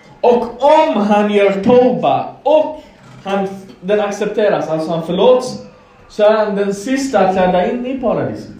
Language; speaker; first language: Swedish; non-native, fluent; Arabic